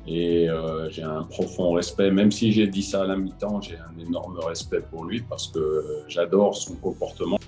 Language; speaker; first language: French; native; French